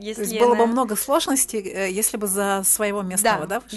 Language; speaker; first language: Russian; native; Russian